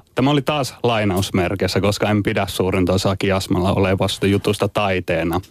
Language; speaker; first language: Finnish; native; Finnish